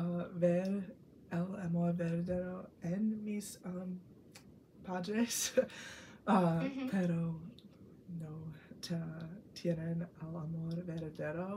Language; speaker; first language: Spanish; non-native, learner; English